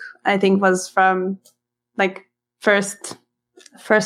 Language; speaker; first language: English; non-native, fluent; Hebrew